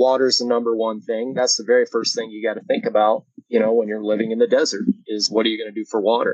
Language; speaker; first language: English; native; English